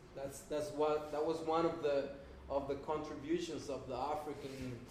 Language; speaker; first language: English; non-native, fluent; Spanish